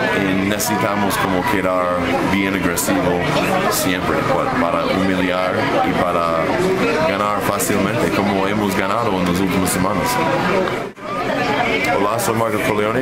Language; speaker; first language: Spanish; non-native, fluent; English